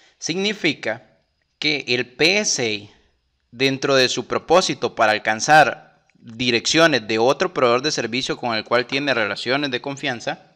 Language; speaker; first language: Spanish; native; Spanish